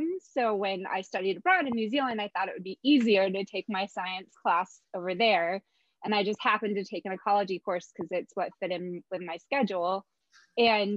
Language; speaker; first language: English; native; English